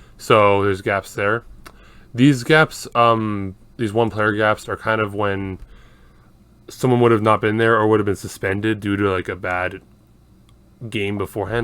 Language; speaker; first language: English; native; English